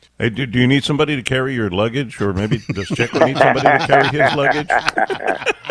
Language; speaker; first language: English; early bilingual, other home language; Spanish